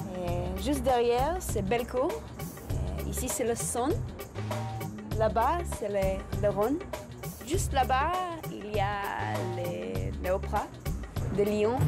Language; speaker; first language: French; non-native, fluent; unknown